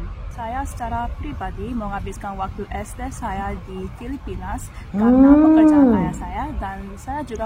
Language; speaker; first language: Indonesian; non-native, fluent; Korean